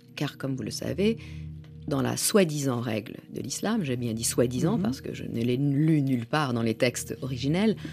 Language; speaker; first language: French; non-native, fluent; Persian